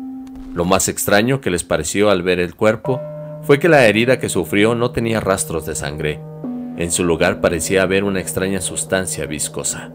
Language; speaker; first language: Spanish; native; Spanish